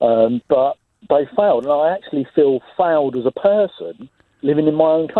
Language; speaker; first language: English; native; English